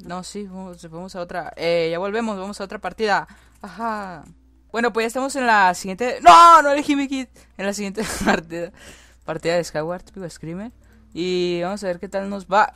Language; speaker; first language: Spanish; native; Spanish